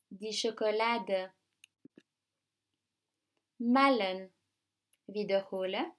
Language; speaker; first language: German; non-native, fluent; French